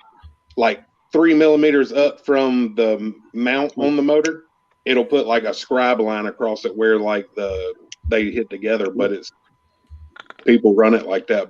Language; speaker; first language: English; native; English